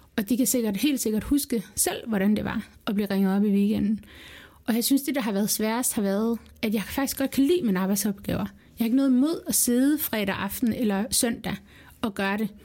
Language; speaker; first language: Danish; early bilingual, other home language; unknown